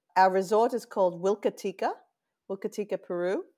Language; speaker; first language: English; native; English